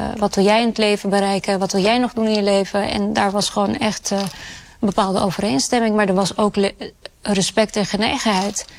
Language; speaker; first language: Dutch; early bilingual, other home language; Urdu